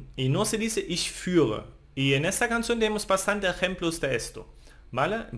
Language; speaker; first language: Spanish; non-native, fluent; German